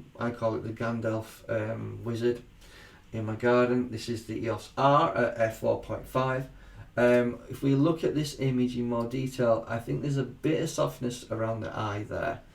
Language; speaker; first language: English; native; English